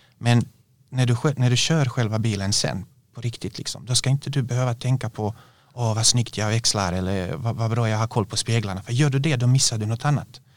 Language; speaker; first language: Swedish; non-native, fluent; Bosnian